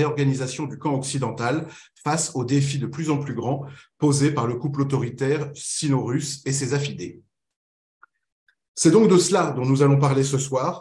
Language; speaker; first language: French; native; French